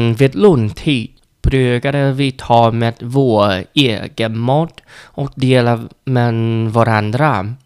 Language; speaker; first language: Swedish; non-native, learner; Vietnamese